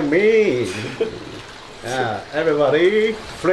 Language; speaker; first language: English; non-native, learner; Japanese